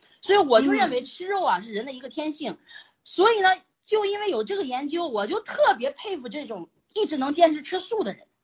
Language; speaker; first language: Chinese; native; Chinese